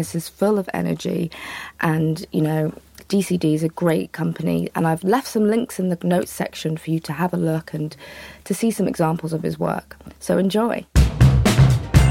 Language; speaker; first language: English; native; English